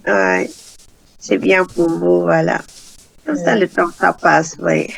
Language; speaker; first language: French; non-native, fluent; Tamil